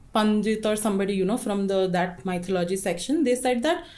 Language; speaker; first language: English; non-native, local second language; Hindi